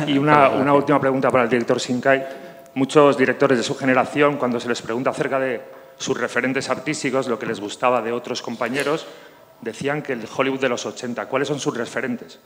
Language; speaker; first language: Spanish; native; Spanish